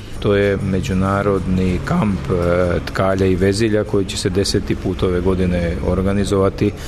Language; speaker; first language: Serbian; non-native, local second language; Hungarian